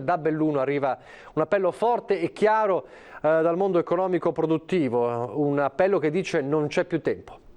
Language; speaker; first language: Italian; native; Italian